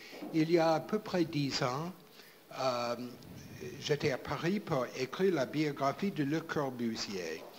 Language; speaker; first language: French; non-native, fluent; English